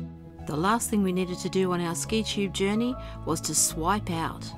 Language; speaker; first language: English; native; English